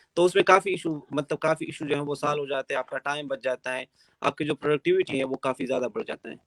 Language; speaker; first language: Urdu; non-native, local second language; Pashto